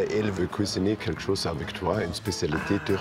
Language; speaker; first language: French; non-native, fluent; German